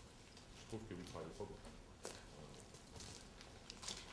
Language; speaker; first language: French; native; French